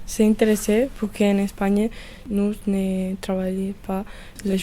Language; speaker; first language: French; non-native, learner; Spanish